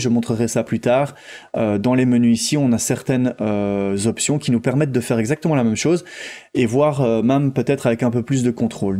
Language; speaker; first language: French; native; French